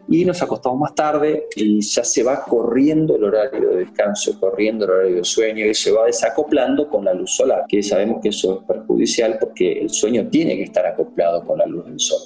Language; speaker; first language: Spanish; native; Spanish